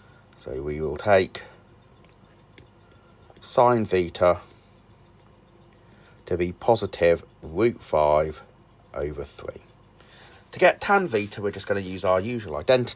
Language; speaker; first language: English; native; English